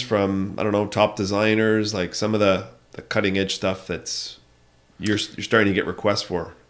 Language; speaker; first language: English; native; English